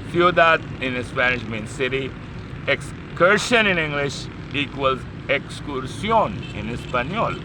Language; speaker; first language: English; non-native, fluent; Urdu